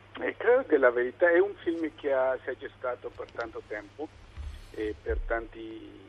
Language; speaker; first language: Italian; non-native, learner; Spanish